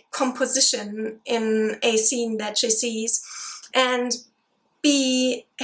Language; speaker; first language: English; non-native, fluent; German